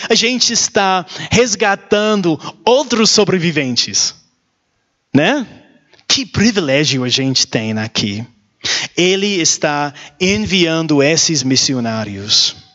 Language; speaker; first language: Portuguese; non-native, learner; English